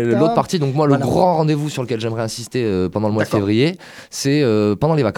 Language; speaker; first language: French; native; French